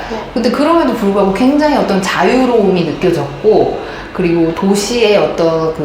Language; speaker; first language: Korean; native; Korean